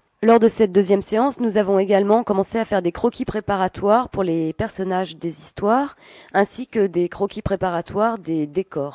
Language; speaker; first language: French; native; French